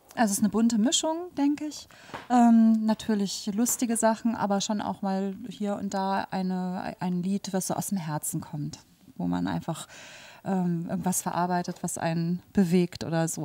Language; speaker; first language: German; native; German